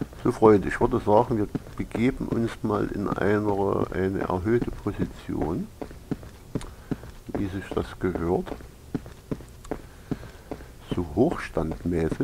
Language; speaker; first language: German; native; German